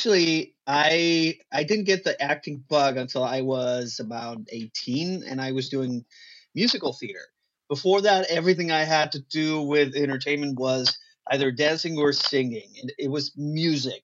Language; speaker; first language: English; non-native, fluent; Spanish